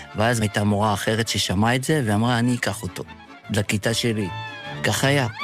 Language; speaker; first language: Hebrew; early bilingual, other home language; Yiddish